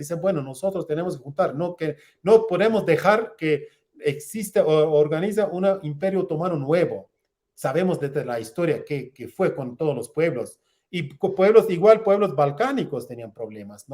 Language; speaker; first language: Spanish; non-native, learner; Kurdish